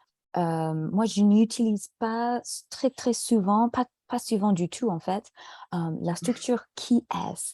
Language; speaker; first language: French; native; French